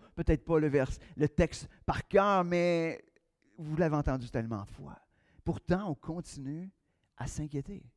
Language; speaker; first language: French; native; French